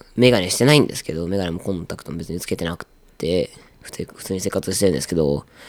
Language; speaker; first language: Japanese; native; Japanese